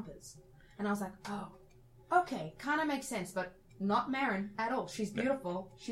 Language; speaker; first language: English; native; English